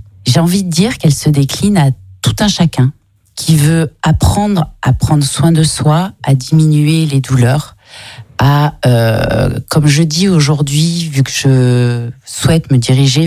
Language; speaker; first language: French; native; French